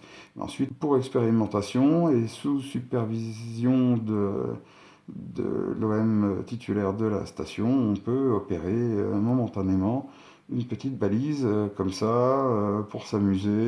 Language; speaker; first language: French; native; French